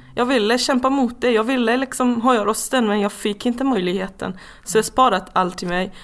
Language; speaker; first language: Swedish; non-native, fluent; Persian